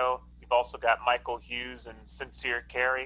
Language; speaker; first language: English; native; English